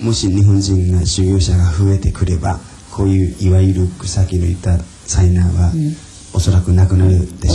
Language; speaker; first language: Japanese; non-native, fluent; Chinese